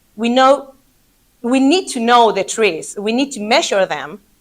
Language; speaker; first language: English; non-native, fluent; Basque